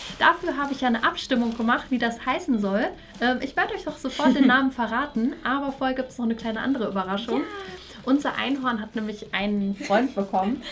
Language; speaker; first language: German; native; German